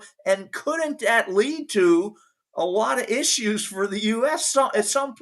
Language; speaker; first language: English; native; English